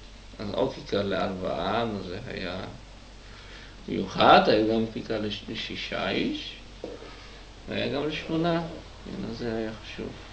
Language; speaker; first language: Hebrew; non-native, fluent; Czech